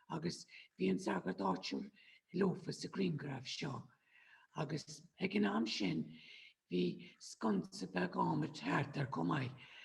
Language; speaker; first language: Irish; native; Irish